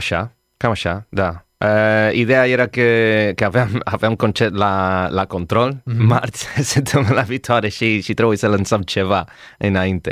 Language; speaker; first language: Romanian; non-native, learner; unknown